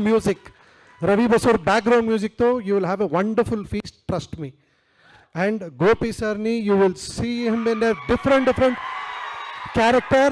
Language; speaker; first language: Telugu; non-native, learner; Kannada